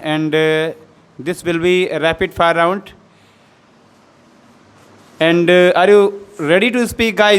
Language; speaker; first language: English; non-native, fluent; Hindi